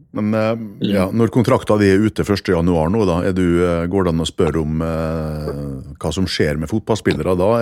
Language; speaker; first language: Norwegian; native; Norwegian